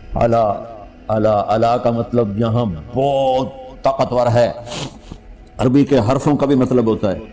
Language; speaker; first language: Urdu; non-native, local second language; Punjabi